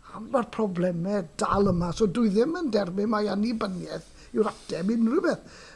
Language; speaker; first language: Welsh; native; Welsh